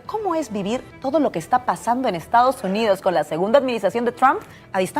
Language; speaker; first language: Spanish; native; Spanish